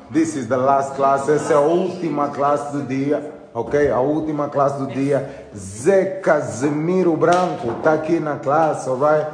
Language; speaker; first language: Portuguese; native; Portuguese